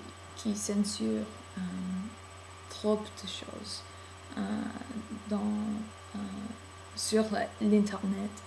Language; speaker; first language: French; non-native, learner; English